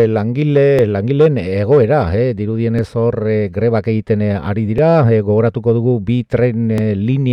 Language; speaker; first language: Basque; native; Basque